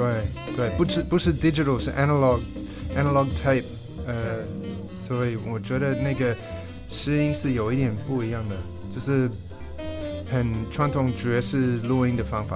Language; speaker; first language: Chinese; non-native, fluent; English